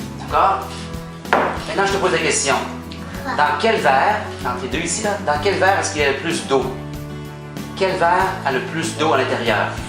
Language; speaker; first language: French; native; French